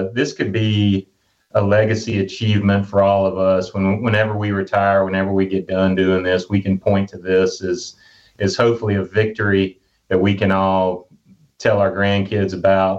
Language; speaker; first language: English; native; English